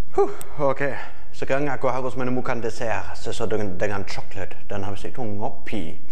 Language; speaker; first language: Indonesian; non-native, fluent; German